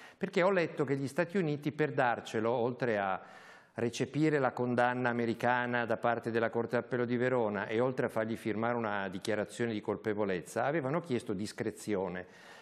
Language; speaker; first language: Italian; native; Italian